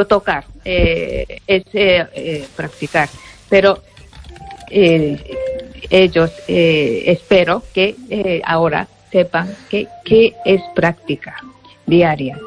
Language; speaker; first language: Spanish; non-native, learner; Japanese